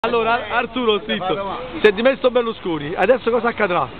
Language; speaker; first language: Italian; native; Italian